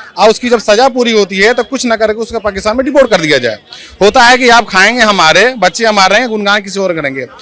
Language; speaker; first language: Hindi; native; Hindi